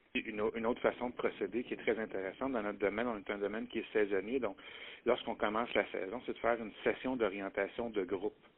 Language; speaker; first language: French; native; French